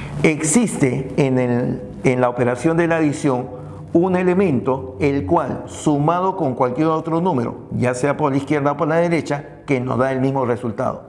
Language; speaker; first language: Spanish; native; Spanish